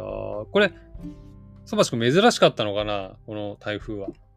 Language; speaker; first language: Japanese; native; Japanese